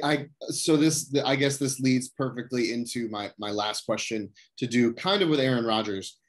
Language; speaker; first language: English; native; English